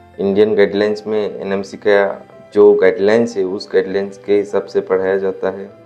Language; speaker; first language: Hindi; non-native, local second language; Assamese